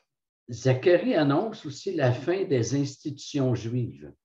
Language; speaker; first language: French; native; French